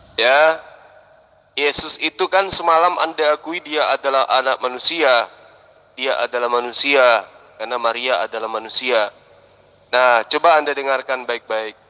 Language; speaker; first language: Indonesian; non-native, local second language; Buginese